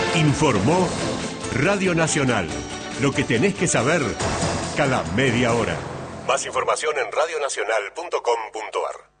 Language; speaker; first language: Spanish; native; Spanish